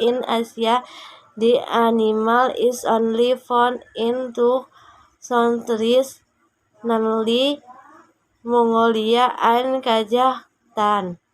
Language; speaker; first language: English; non-native, learner; Indonesian